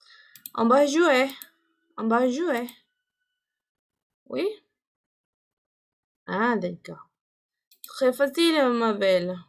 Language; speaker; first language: French; non-native, fluent; Spanish